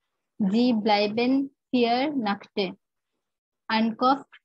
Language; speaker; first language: German; non-native, learner; Bangla